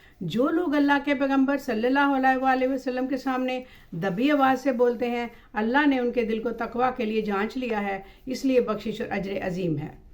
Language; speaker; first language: Urdu; native; Urdu